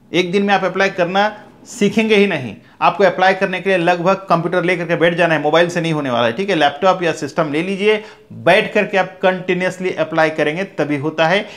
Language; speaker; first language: Hindi; native; Hindi